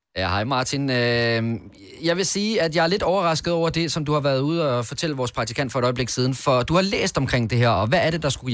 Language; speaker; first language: Danish; native; Danish